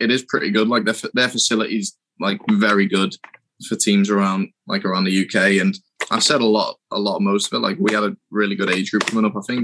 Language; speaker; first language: English; native; English